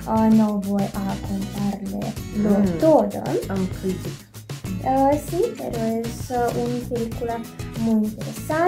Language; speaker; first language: Spanish; non-native, fluent; Russian